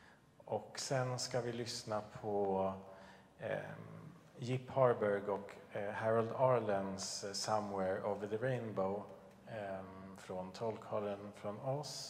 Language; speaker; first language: Swedish; native; Swedish